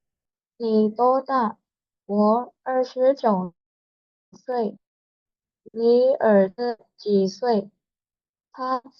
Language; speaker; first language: Chinese; non-native, learner; Burmese